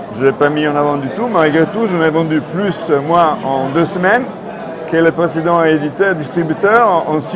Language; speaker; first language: French; non-native, fluent; Italian